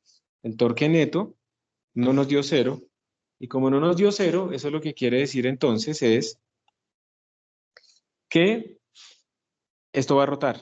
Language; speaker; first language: Spanish; native; Spanish